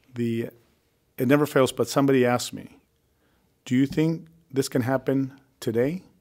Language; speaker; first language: English; early bilingual, other home language; Spanish